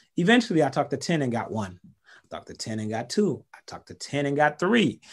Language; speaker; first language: English; early bilingual, other home language; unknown